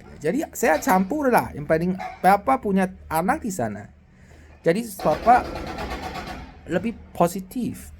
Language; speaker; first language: Indonesian; non-native, learner; Chinese